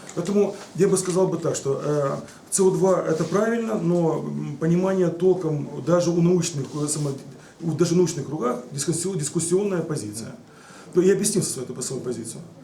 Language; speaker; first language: Russian; native; Russian